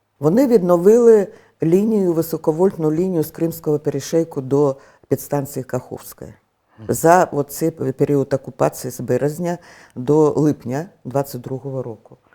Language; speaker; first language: Ukrainian; native; Ukrainian